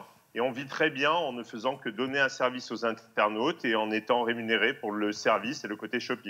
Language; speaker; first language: French; native; French